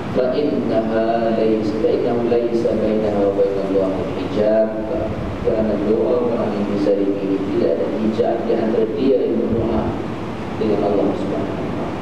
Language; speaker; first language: Malay; native; Malay